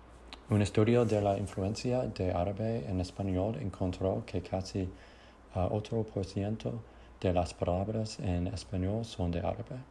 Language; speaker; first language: Spanish; non-native, learner; English